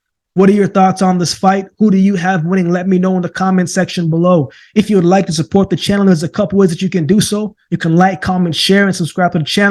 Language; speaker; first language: English; native; English